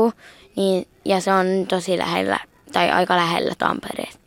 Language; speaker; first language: Finnish; early bilingual, heritage; Finnish